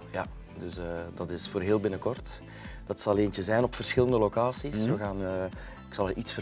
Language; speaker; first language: Dutch; native; Dutch